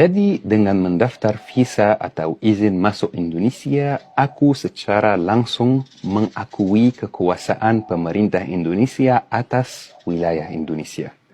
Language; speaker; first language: Indonesian; non-native, fluent; Arabic